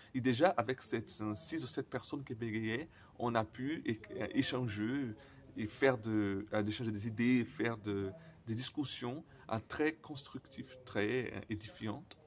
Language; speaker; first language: French; non-native, fluent; Portuguese